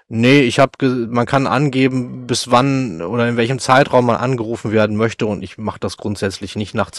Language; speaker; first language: German; native; German